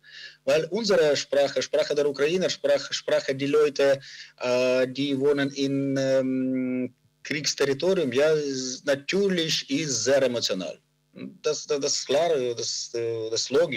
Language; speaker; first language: German; non-native, learner; Ukrainian